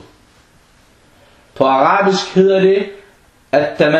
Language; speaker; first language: Danish; non-native, fluent; Arabic